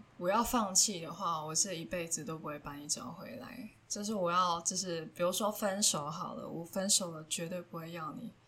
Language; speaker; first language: Chinese; native; Chinese